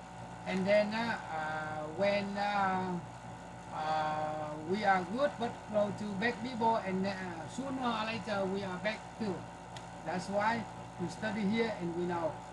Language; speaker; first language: English; non-native, learner; Vietnamese